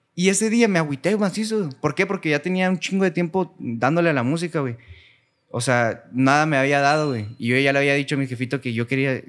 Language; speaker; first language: Spanish; native; Spanish